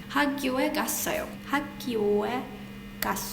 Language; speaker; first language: Korean; non-native, learner; Hungarian